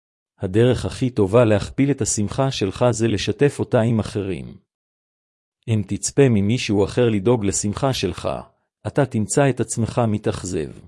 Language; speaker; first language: Hebrew; native; Hebrew